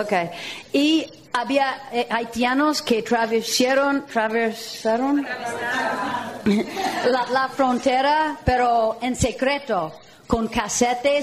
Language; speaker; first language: Spanish; non-native, fluent; English